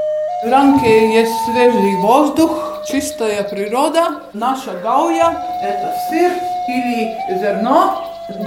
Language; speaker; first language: Russian; non-native, local second language; Latvian